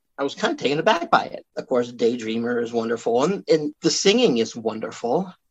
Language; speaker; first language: English; native; English